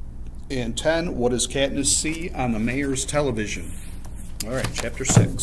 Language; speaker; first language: English; native; English